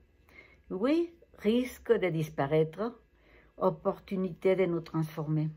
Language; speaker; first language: French; non-native, fluent; Spanish